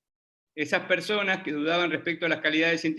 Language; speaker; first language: Spanish; native; Spanish